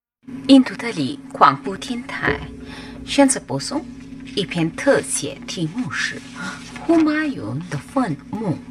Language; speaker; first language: Chinese; non-native, learner; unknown